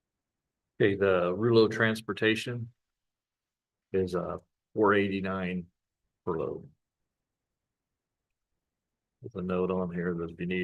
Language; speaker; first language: English; native; English